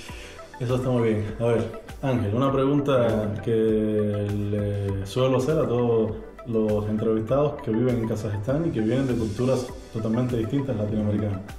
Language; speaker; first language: Spanish; native; Spanish